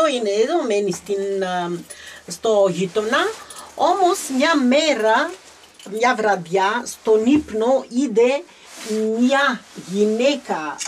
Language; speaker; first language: Greek; early bilingual, heritage; Greek